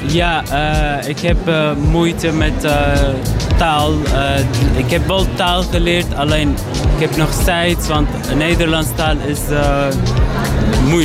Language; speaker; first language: Dutch; non-native, learner; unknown